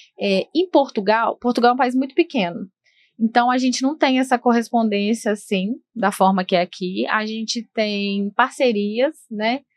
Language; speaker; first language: Portuguese; native; Portuguese